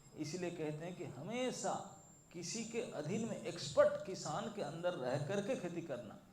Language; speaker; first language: Hindi; non-native, local second language; Bangla